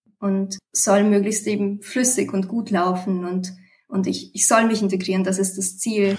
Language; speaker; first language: German; early bilingual, other home language; Romanian